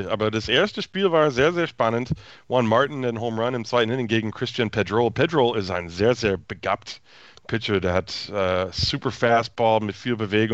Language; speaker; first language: German; non-native, fluent; English